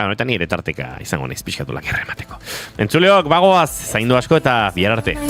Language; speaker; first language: Basque; native; Basque